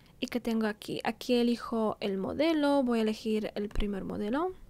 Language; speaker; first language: Spanish; non-native, fluent; Polish